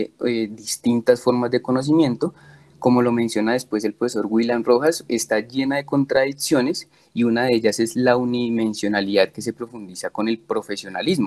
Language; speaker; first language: Spanish; native; Spanish